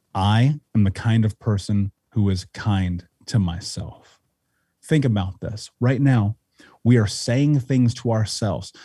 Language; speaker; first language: English; native; English